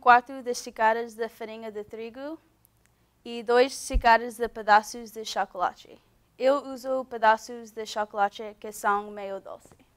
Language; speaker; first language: Portuguese; non-native, learner; English